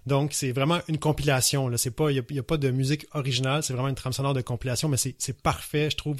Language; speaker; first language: French; native; French